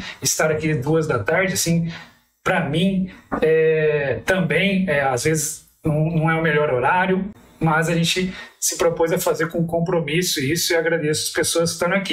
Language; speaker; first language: Portuguese; native; Portuguese